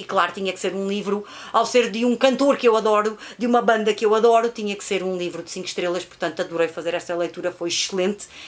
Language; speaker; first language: Portuguese; native; Portuguese